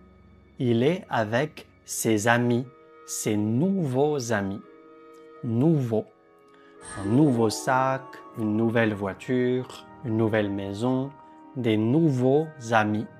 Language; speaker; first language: French; native; French